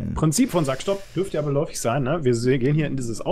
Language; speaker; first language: German; native; German